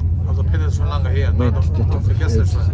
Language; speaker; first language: German; non-native, fluent; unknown